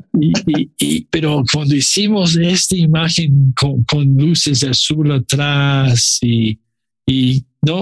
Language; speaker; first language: Spanish; non-native, learner; English